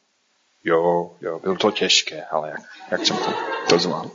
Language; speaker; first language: Czech; non-native, fluent; English